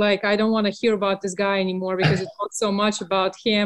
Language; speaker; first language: English; non-native, fluent; Russian